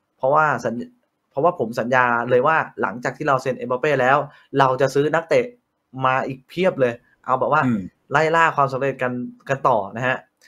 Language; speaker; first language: Thai; native; Thai